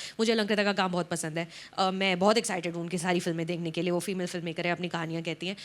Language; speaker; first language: Hindi; native; Hindi